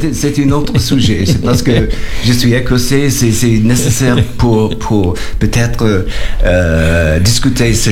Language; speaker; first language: French; non-native, learner; English